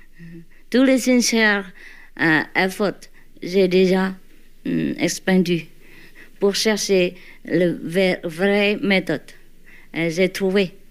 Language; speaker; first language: French; non-native, learner; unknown